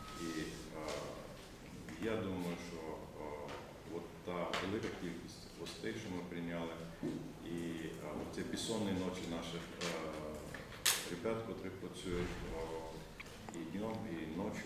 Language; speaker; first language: Ukrainian; non-native, fluent; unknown